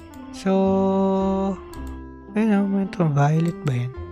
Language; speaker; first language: Filipino; native; Filipino